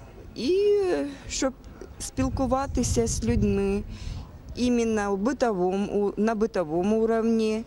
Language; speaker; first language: Ukrainian; non-native, local second language; Russian